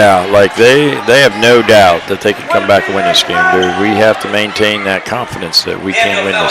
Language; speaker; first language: English; native; English